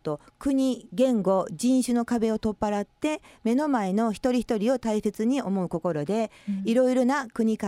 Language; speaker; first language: Japanese; native; Japanese